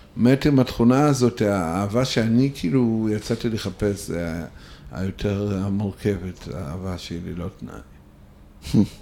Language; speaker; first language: Hebrew; non-native, fluent; Russian